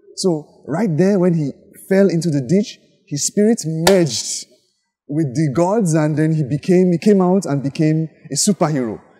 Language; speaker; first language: English; non-native, local second language; Yoruba